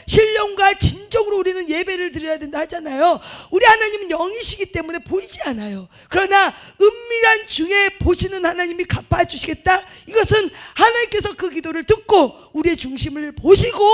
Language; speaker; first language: Korean; native; Korean